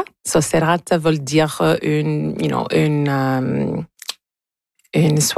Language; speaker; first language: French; non-native, local second language; English